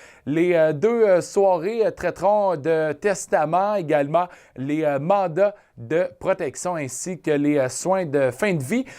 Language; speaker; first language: French; native; French